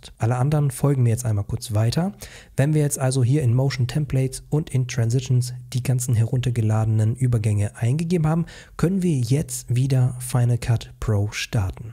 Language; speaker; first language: German; native; German